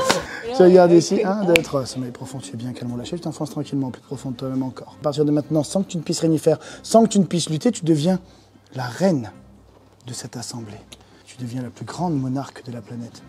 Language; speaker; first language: French; native; French